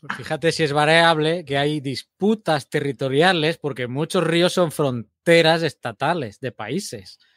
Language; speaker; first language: Spanish; native; Spanish